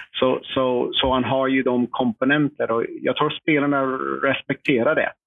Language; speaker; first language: Swedish; non-native, fluent; English